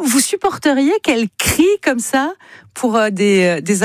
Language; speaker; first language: French; native; French